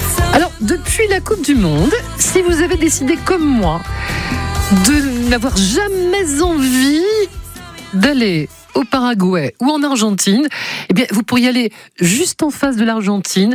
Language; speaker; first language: French; native; French